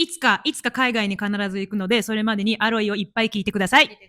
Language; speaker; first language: Japanese; native; Japanese